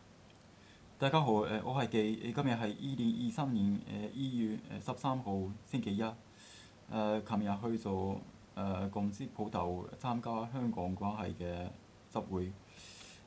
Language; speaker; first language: Cantonese; non-native, learner; Japanese